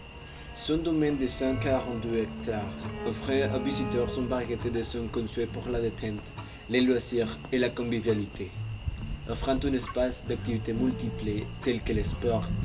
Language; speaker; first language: French; non-native, learner; Spanish